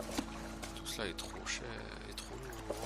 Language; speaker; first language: French; native; French